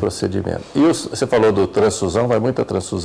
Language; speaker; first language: Portuguese; native; Portuguese